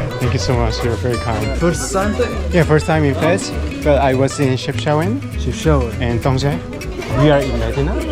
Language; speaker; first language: English; non-native, learner; Korean